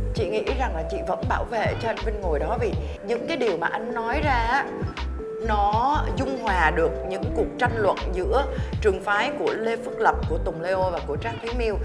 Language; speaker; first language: Vietnamese; native; Vietnamese